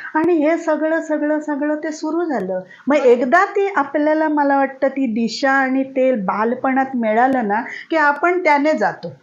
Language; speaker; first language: Marathi; native; Marathi